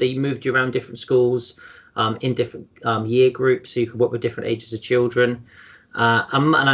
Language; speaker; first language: English; native; English